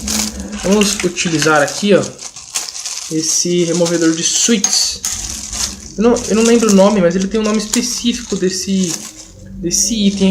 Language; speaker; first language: Portuguese; native; Portuguese